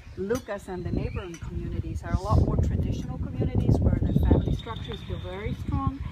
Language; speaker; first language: English; native; English